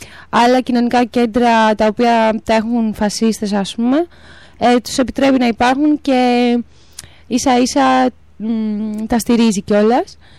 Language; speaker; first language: Greek; native; Greek